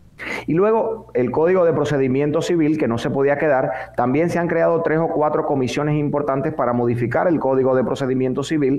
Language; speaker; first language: Spanish; native; Spanish